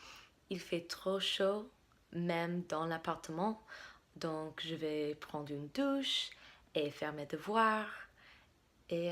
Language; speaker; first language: French; non-native, fluent; English